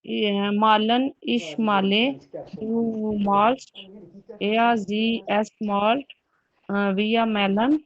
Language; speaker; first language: German; non-native, learner; Urdu